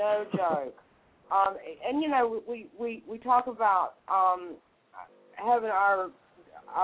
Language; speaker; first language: English; native; English